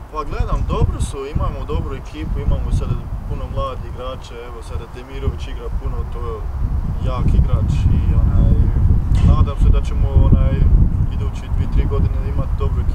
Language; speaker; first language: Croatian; early bilingual, heritage; Bosnian